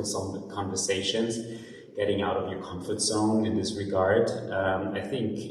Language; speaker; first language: English; non-native, fluent; German